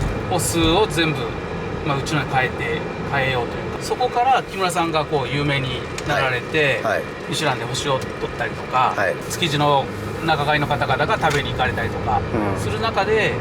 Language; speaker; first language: Japanese; native; Japanese